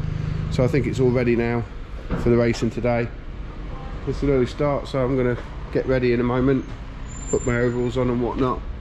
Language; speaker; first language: English; native; English